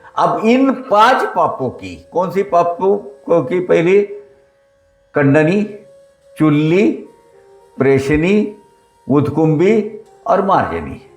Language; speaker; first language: Hindi; non-native, local second language; Marathi